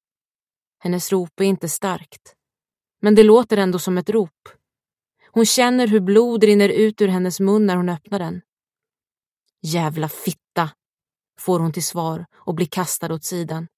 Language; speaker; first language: Swedish; native; Swedish